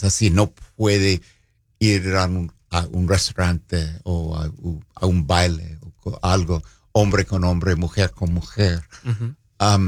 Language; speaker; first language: Spanish; non-native, fluent; English